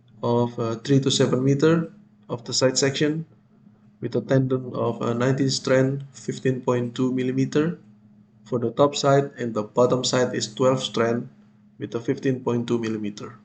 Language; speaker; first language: English; non-native, fluent; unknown